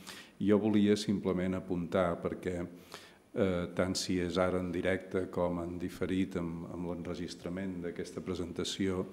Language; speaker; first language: Catalan; native; Catalan